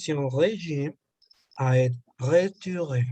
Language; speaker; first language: French; non-native, learner; Spanish